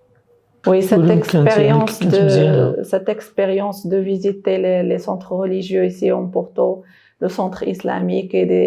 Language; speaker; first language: French; non-native, local second language; Arabic